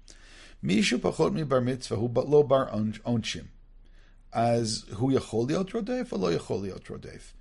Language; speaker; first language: Hebrew; non-native, fluent; English